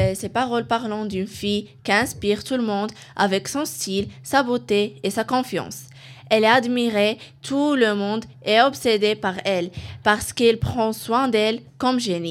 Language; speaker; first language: French; non-native, learner; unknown